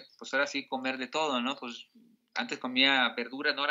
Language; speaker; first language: Spanish; native; Spanish